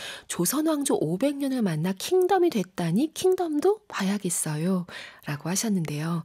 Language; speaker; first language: Korean; native; Korean